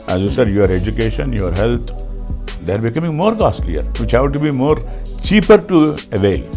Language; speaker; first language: English; non-native, local second language; Telugu